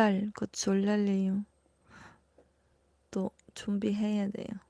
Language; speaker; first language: Korean; non-native, learner; Filipino